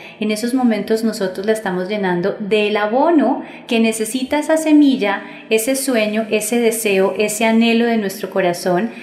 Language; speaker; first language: Spanish; native; Spanish